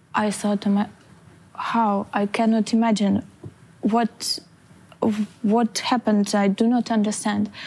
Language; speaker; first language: English; non-native, fluent; Ukrainian